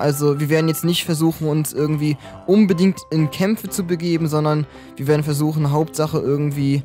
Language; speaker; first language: German; native; German